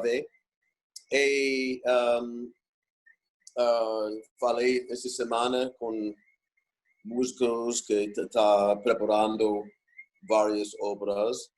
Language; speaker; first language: Portuguese; non-native, fluent; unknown